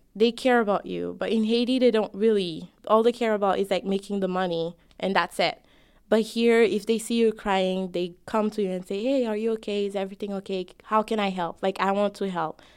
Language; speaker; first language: English; non-native, fluent; Haitian Creole